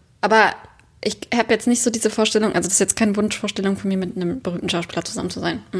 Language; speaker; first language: German; native; German